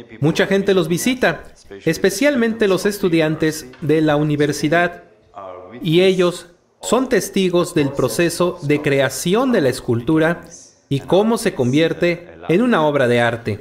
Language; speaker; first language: Spanish; non-native, fluent; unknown